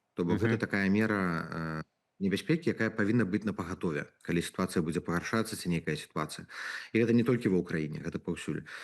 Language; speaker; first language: Belarusian; native; Belarusian